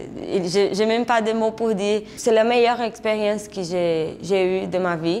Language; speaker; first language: French; non-native, fluent; Portuguese